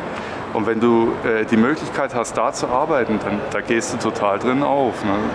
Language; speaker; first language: German; native; German